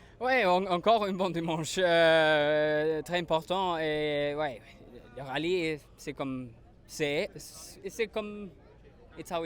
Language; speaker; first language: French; non-native, learner; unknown